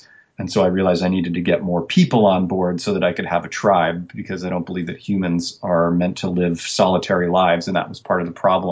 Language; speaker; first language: English; native; English